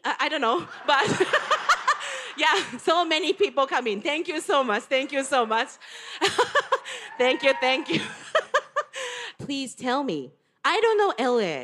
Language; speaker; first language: English; non-native, learner; Japanese